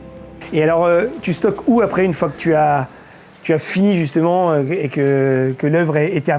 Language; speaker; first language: French; native; French